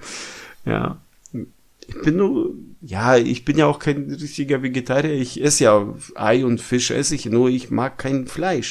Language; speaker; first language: German; non-native, fluent; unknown